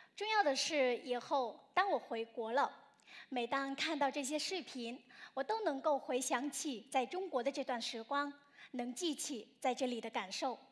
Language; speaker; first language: Chinese; non-native, fluent; Vietnamese